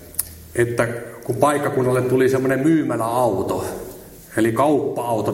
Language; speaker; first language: Finnish; native; Finnish